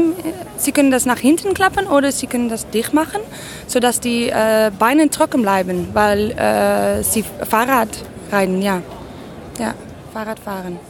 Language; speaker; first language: German; non-native, learner; Dutch